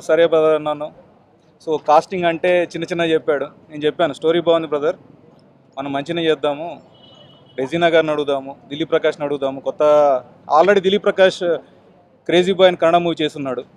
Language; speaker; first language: Telugu; native; Telugu